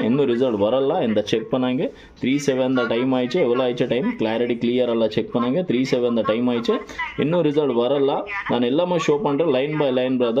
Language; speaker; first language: Tamil; non-native, local second language; Malayalam